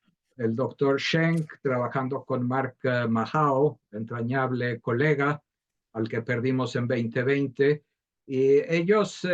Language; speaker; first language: Spanish; native; Spanish